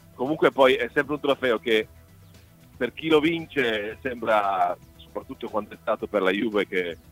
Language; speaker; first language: Italian; native; Italian